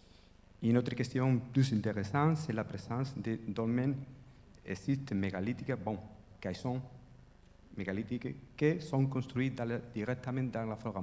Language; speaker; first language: French; non-native, fluent; Spanish